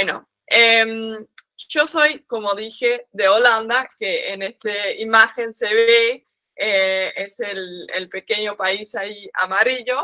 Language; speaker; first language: Spanish; non-native, fluent; Dutch